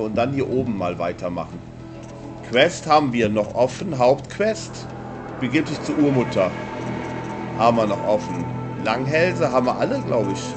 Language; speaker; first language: German; native; German